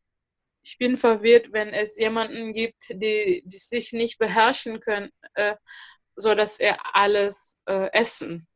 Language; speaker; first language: German; non-native, fluent; Indonesian